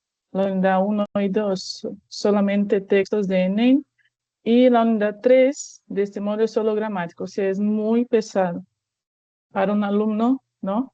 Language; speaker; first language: Spanish; non-native, fluent; Portuguese